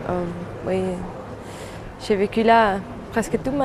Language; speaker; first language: French; non-native, fluent; German